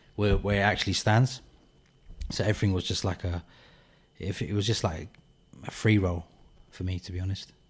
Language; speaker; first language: English; native; English